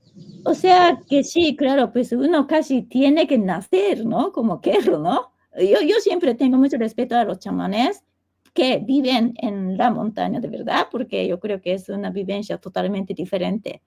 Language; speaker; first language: Spanish; non-native, fluent; Japanese